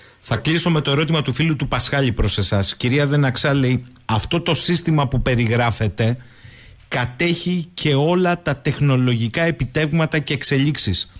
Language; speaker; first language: Greek; native; Greek